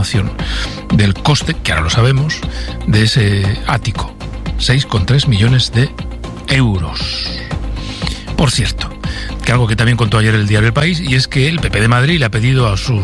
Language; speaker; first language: Spanish; native; Spanish